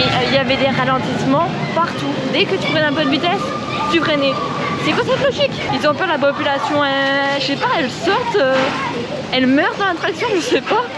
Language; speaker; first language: French; native; French